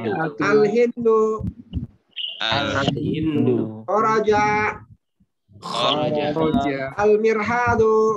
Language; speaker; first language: Arabic; non-native, fluent; Indonesian